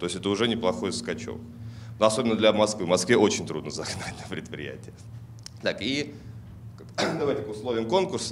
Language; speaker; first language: Russian; native; Russian